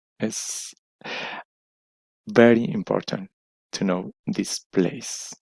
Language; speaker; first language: English; non-native, learner; Spanish